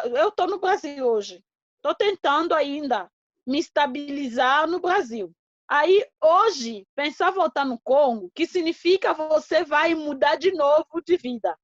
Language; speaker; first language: Portuguese; non-native, fluent; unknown